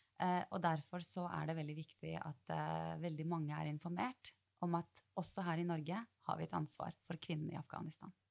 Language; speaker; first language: Norwegian; early bilingual, other home language; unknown